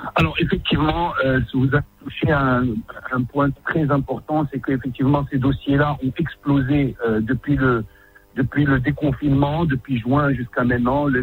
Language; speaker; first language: French; non-native, local second language; Arabic